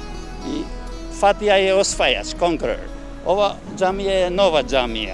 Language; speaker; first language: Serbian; non-native, learner; Albanian